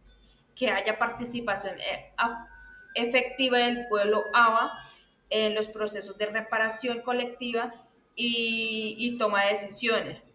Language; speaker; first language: Spanish; native; Spanish